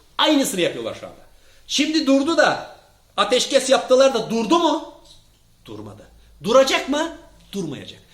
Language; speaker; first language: Turkish; early bilingual, heritage; Turkish